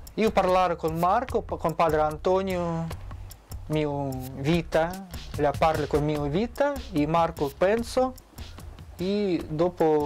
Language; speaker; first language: Italian; non-native, learner; Russian